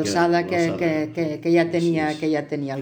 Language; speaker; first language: Catalan; native; Catalan